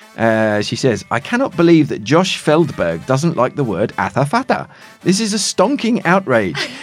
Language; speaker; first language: English; native; English